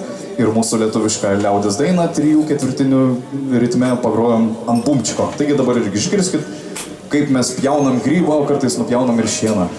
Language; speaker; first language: Lithuanian; native; Lithuanian